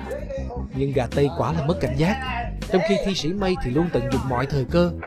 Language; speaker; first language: Vietnamese; native; Vietnamese